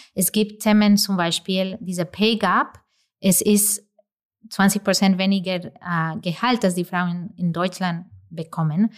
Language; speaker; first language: German; non-native, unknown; Spanish